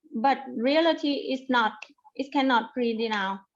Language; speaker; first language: English; non-native, learner; Vietnamese